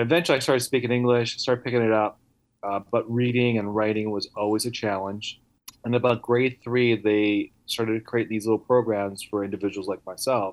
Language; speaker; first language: English; early bilingual, other home language; Italian